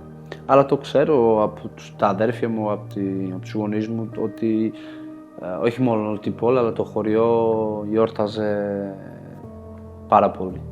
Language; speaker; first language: Greek; non-native, learner; Portuguese